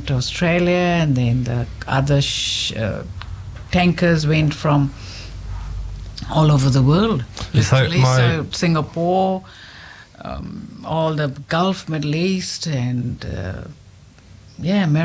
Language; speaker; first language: English; non-native, local second language; Hindi